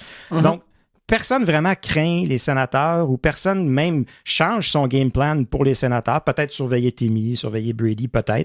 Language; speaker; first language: French; native; French